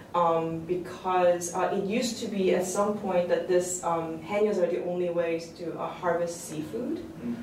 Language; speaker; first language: English; early bilingual, other home language; Korean